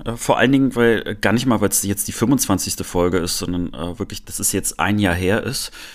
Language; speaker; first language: German; native; German